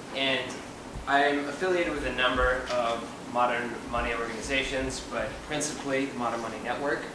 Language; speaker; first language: English; native; English